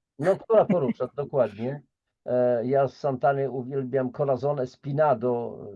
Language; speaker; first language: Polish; native; Polish